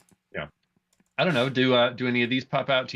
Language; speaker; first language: English; native; English